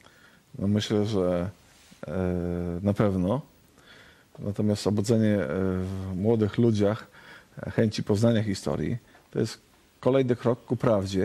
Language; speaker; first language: Polish; native; Polish